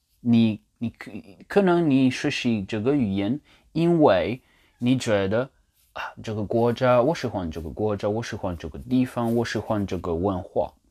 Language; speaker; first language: Chinese; non-native, learner; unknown